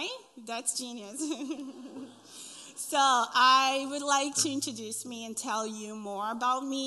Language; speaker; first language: English; non-native, fluent; Portuguese